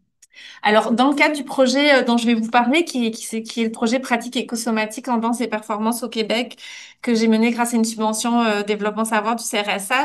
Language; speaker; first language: French; native; French